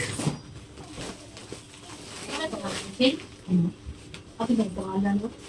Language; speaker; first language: Filipino; non-native, local second language; Cebuano